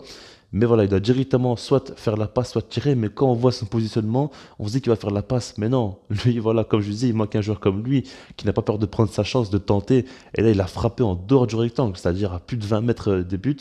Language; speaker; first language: French; native; French